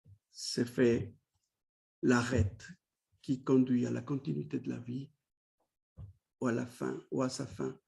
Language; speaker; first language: French; non-native, fluent; Spanish